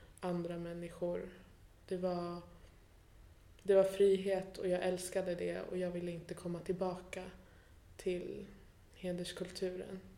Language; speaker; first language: Swedish; early bilingual, other home language; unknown